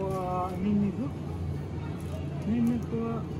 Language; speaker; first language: Japanese; non-native, learner; Nepali